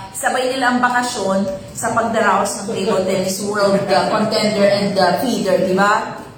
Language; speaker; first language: Filipino; native; Filipino